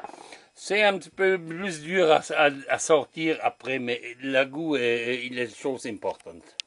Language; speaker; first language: French; non-native, learner; German